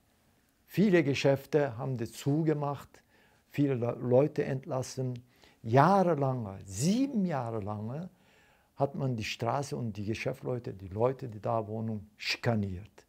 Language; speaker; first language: German; non-native, fluent; Turkish